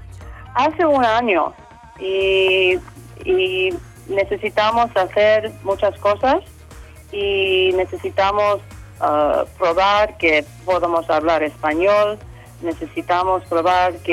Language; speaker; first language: Spanish; early bilingual, heritage; English